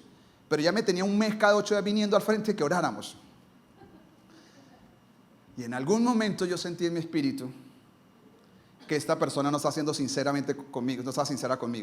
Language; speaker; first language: Spanish; native; Spanish